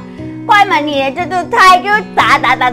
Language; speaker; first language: Chinese; non-native, learner; Thai